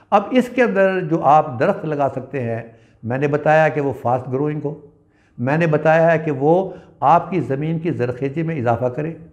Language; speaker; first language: Urdu; non-native, local second language; Punjabi